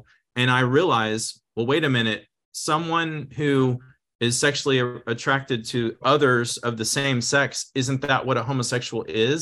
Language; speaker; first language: English; native; English